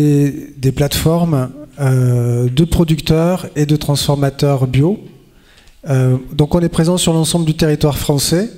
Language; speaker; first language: French; native; French